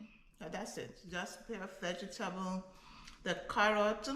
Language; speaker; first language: English; non-native, local second language; Jamaican Creole English